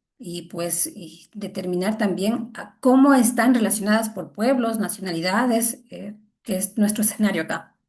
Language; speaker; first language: Spanish; native; Spanish